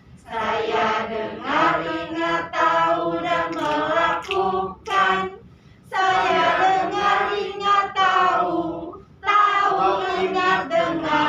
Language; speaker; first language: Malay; non-native, local second language; Sundanese